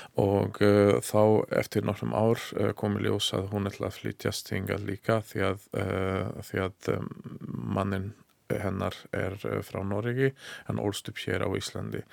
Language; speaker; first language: Icelandic; non-native, learner; Hungarian